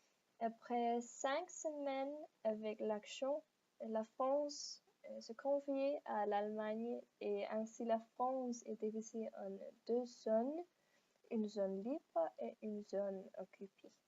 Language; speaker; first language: French; non-native, learner; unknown